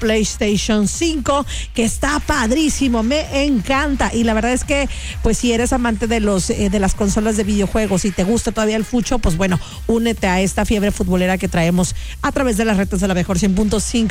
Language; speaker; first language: Spanish; native; Spanish